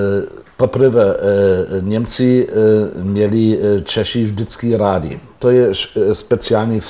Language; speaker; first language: Czech; non-native, fluent; German